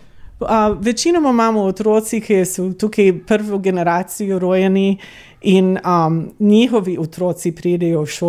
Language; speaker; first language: Slovenian; early bilingual, heritage; Slovenian